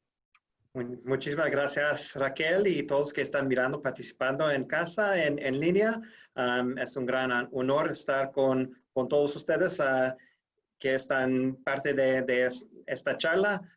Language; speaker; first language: Spanish; non-native, fluent; English